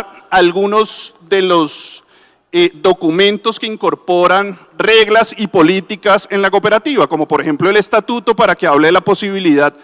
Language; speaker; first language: Spanish; native; Spanish